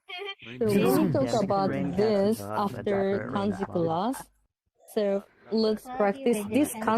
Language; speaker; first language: English; non-native, learner; Japanese